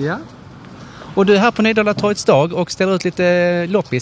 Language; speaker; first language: Swedish; native; Swedish